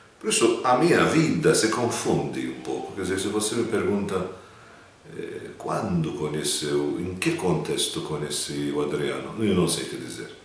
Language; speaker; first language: Portuguese; non-native, fluent; Maltese